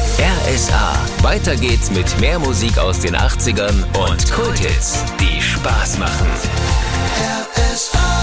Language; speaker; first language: German; native; German